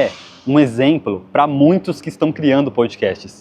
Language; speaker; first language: Portuguese; native; Portuguese